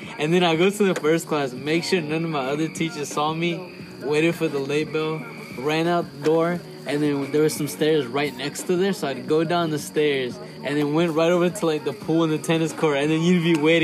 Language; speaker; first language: English; early bilingual, other home language; Spanish